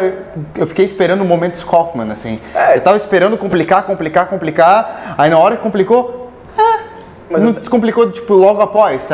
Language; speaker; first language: Portuguese; native; Portuguese